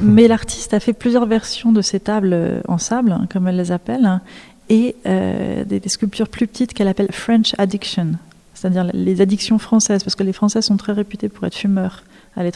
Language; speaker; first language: French; native; French